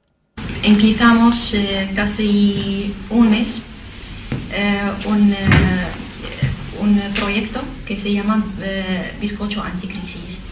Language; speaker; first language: Spanish; non-native, learner; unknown